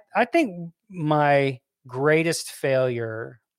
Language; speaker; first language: English; native; English